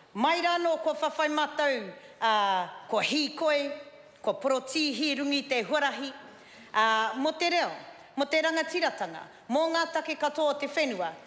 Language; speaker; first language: Māori; non-native, local second language; English